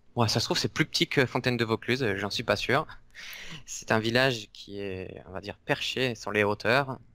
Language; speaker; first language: French; native; French